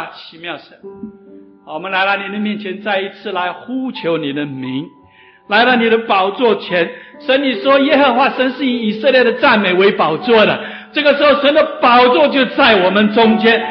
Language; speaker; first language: Chinese; native; Chinese